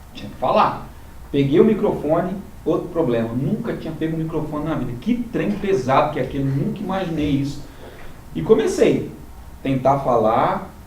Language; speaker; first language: Portuguese; native; Portuguese